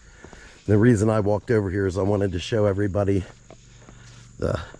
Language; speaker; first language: English; native; English